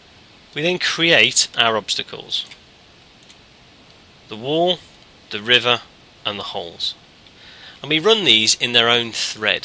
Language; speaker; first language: English; native; English